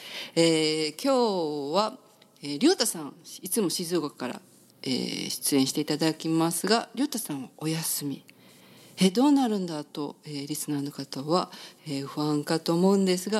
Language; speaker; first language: Japanese; native; Japanese